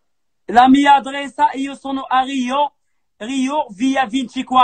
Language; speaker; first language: Italian; non-native, learner; Arabic